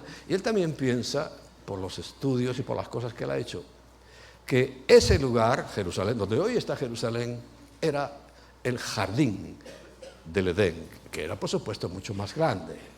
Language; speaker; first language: Spanish; native; Spanish